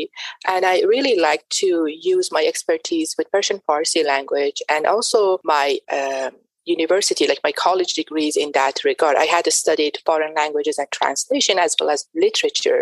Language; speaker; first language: English; non-native, fluent; Persian